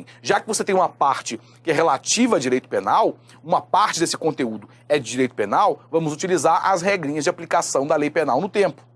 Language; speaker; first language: Portuguese; native; Portuguese